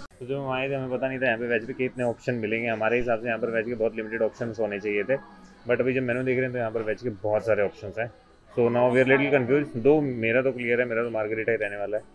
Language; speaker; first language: Hindi; native; Hindi